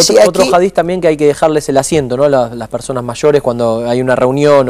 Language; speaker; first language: Spanish; native; Spanish